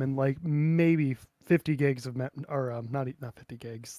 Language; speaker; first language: English; native; English